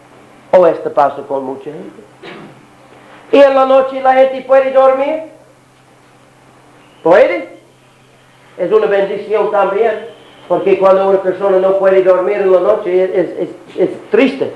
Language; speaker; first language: Portuguese; non-native, learner; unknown